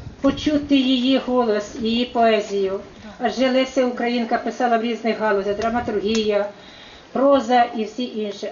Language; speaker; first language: Ukrainian; native; Ukrainian